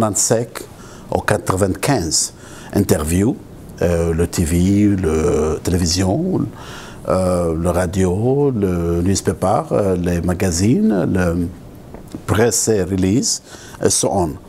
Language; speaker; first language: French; non-native, local second language; Arabic